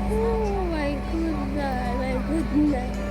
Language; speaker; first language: English; non-native, local second language; Filipino